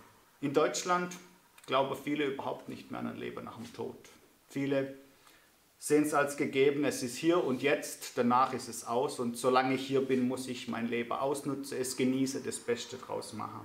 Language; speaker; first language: German; native; German